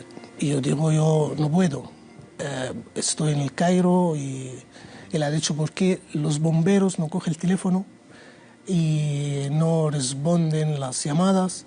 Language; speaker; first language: Spanish; non-native, learner; Arabic